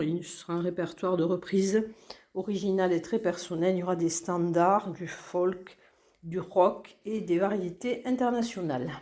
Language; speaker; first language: French; native; French